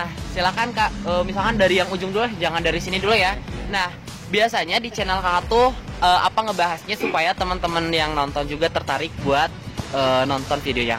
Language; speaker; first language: Indonesian; native; Indonesian